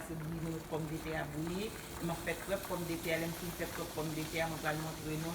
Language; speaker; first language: French; non-native, local second language; Haitian Creole